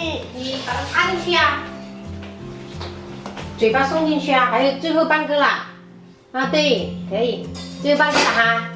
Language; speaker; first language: Chinese; native; Chinese